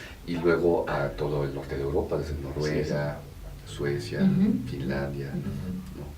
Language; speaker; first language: Spanish; native; Spanish